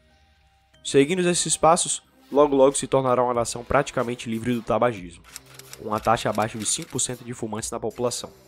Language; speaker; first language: Portuguese; native; Portuguese